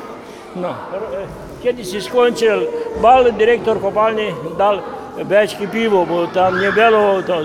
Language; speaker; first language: Polish; early bilingual, heritage; Polish